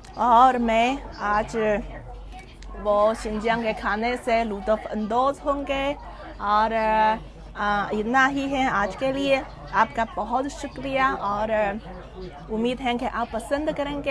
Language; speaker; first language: Hindi; non-native, fluent; Chinese